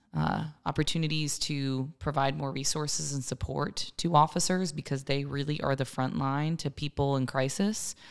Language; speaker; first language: English; native; English